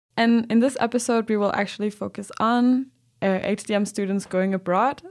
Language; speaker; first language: English; non-native, fluent; Danish